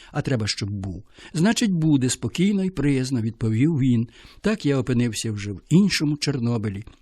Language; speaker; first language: Ukrainian; native; Ukrainian